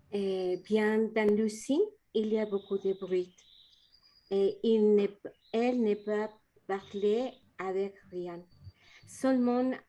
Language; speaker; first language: French; non-native, learner; Spanish